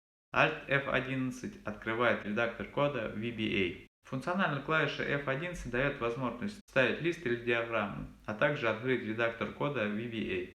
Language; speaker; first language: Russian; native; Russian